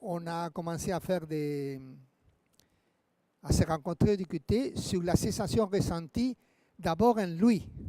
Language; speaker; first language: French; non-native, fluent; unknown